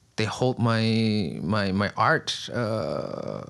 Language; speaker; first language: English; non-native, fluent; Indonesian